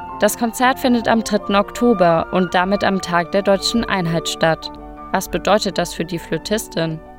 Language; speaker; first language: German; native; German